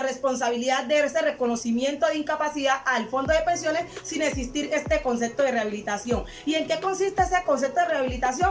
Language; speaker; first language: Spanish; native; Spanish